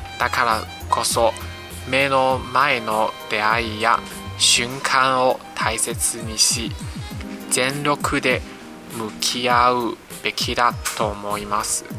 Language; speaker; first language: Japanese; non-native, fluent; Chinese